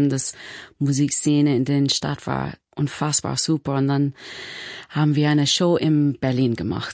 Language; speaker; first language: German; non-native, fluent; English